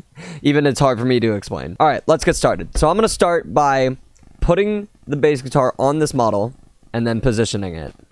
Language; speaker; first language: English; native; English